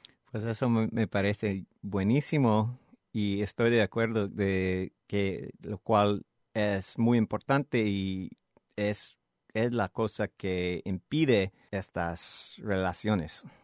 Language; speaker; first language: Spanish; non-native, learner; English